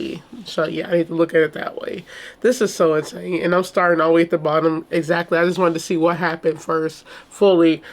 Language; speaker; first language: English; native; English